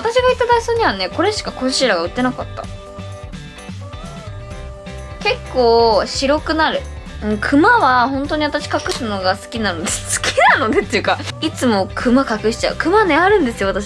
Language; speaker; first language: Japanese; native; Japanese